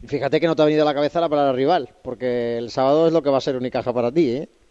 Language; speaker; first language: Spanish; native; Spanish